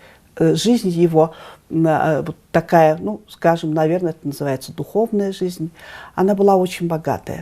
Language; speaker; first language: Russian; native; Russian